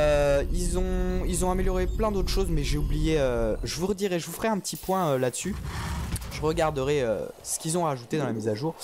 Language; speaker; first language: French; native; French